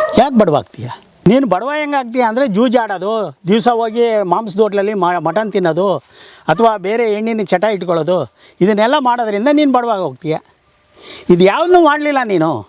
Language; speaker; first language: Kannada; native; Kannada